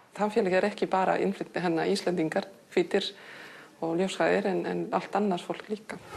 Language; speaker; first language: Icelandic; non-native, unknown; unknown